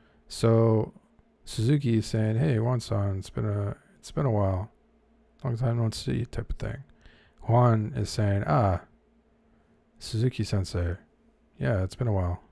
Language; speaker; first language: English; native; English